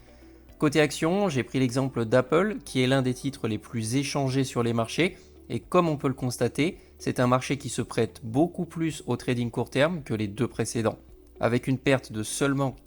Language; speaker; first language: French; native; French